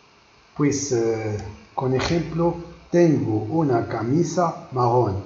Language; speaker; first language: Spanish; non-native, learner; Arabic